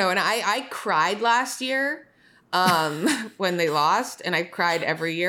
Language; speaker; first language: English; native; English